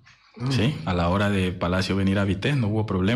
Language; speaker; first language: Spanish; native; Spanish